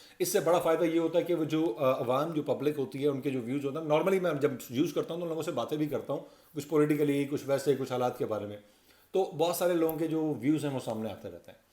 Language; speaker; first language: Urdu; non-native, local second language; Punjabi